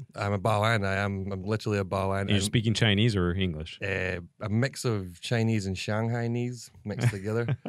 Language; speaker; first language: English; native; English